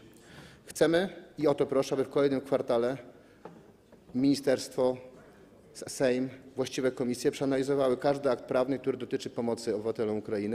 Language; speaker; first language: Polish; native; Polish